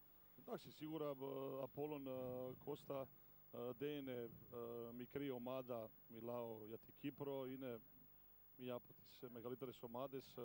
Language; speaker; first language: Greek; non-native, fluent; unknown